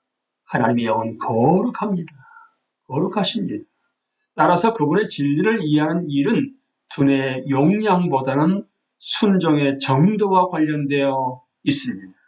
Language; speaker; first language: Korean; native; Korean